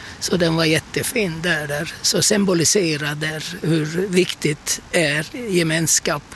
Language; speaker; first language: Swedish; non-native, fluent; Turkish